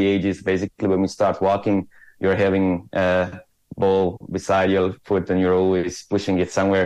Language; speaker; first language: English; non-native, fluent; Croatian